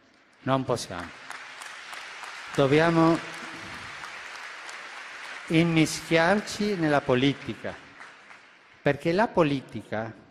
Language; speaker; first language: Italian; non-native, fluent; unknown